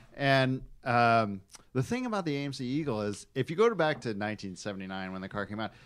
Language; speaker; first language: English; native; English